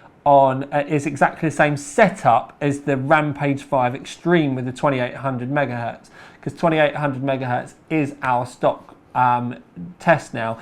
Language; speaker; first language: English; native; English